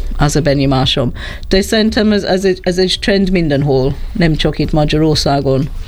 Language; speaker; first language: Hungarian; non-native, fluent; English